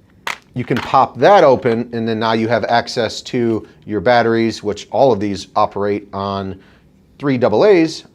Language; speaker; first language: English; native; English